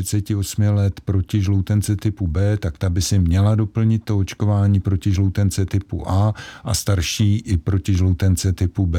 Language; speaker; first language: Czech; native; Czech